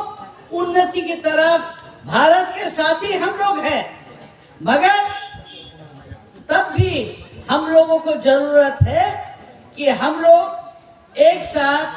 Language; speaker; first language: Hindi; non-native, local second language; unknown